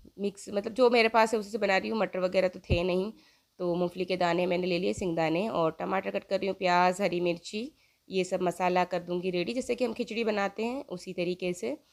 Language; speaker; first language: Hindi; native; Hindi